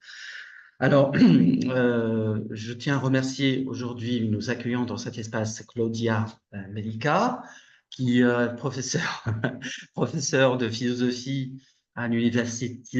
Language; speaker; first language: French; non-native, local second language; Arabic